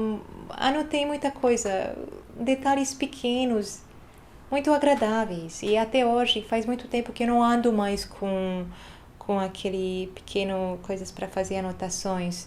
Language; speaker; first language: Portuguese; non-native, fluent; Hungarian